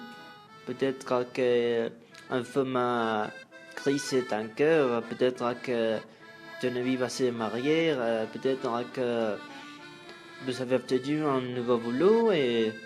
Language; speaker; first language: French; non-native, learner; Spanish